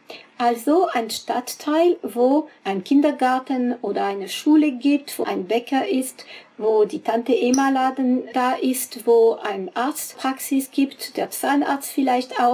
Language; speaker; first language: German; non-native, fluent; French